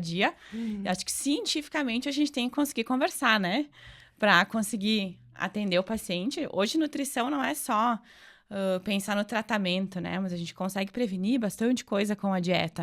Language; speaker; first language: Portuguese; native; Portuguese